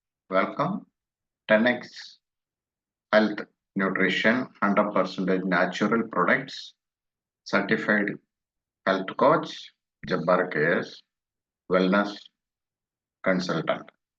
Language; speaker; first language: English; non-native, local second language; Malayalam